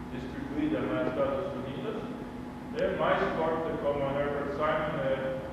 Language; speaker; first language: Portuguese; non-native, learner; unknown